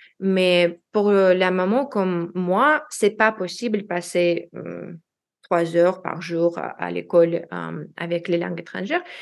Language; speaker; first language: French; non-native, learner; Russian